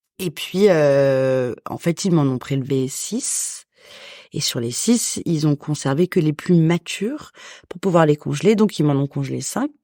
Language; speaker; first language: French; native; French